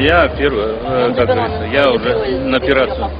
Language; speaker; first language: Russian; native; Russian